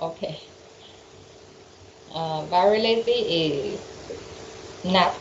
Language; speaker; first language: English; non-native, learner; Chinese